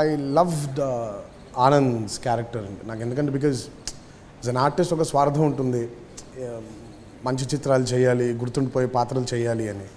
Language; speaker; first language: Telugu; native; Telugu